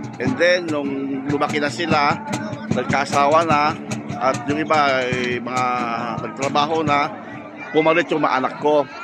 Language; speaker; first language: Filipino; native; Filipino